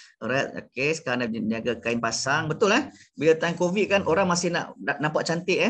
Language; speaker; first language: Malay; native; Malay